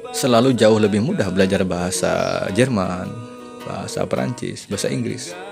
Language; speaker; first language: Malay; non-native, local second language; Sundanese